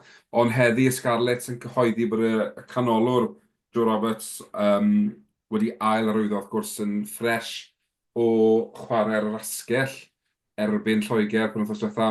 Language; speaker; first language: Welsh; native; Welsh